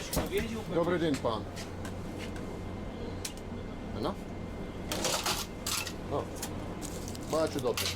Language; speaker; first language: Polish; non-native, learner; English